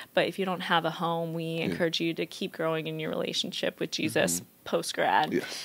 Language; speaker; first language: English; native; English